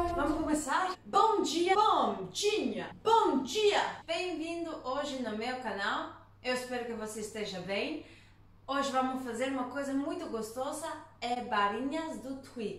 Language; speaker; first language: Portuguese; non-native, learner; Danish